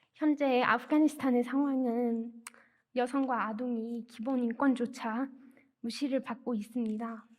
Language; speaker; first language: Korean; non-native, fluent; Persian